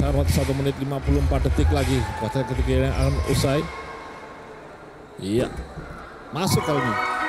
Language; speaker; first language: Indonesian; native; Indonesian